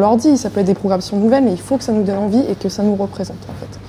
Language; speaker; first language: French; native; French